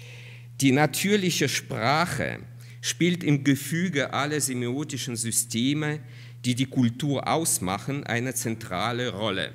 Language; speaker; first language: German; non-native, fluent; Russian